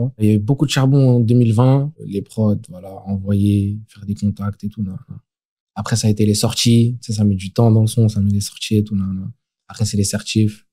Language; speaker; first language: French; native; French